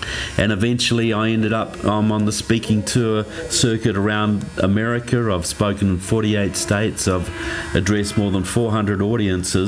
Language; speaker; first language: English; native; English